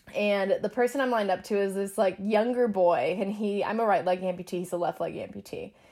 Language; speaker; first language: English; native; English